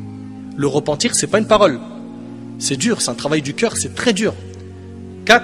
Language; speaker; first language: French; native; French